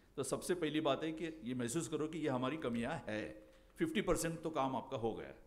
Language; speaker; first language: Hindi; non-native, local second language; Marathi